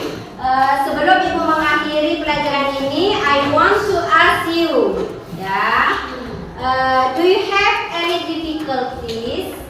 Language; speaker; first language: English; non-native, learner; Indonesian